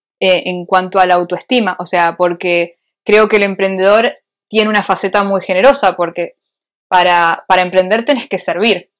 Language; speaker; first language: Spanish; native; Spanish